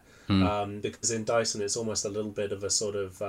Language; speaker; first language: English; native; English